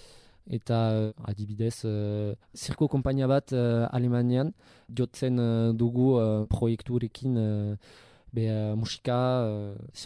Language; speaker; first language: Basque; non-native, local second language; French